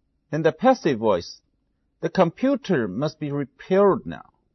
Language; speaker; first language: English; non-native, fluent; Chinese